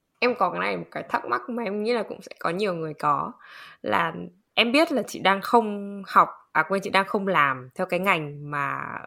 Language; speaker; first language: Vietnamese; native; Vietnamese